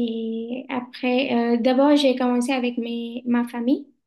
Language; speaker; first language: French; non-native, learner; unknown